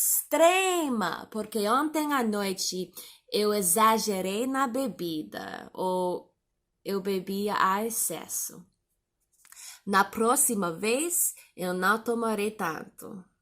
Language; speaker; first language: Portuguese; non-native, learner; English